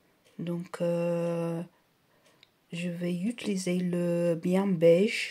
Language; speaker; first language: French; non-native, learner; English